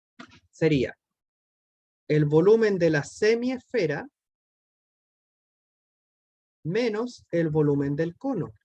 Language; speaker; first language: Spanish; native; Spanish